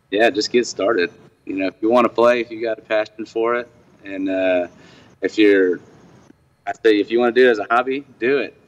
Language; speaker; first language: English; native; English